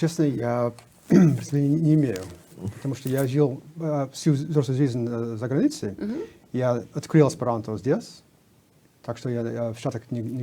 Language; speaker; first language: Russian; non-native, fluent; English